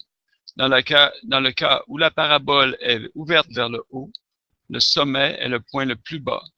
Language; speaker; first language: French; native; French